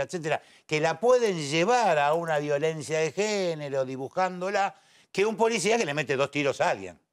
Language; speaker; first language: Spanish; native; Spanish